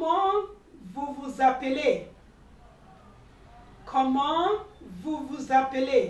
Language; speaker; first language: French; non-native, learner; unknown